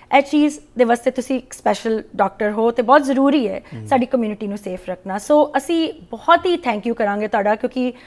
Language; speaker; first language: Punjabi; early bilingual, heritage; Punjabi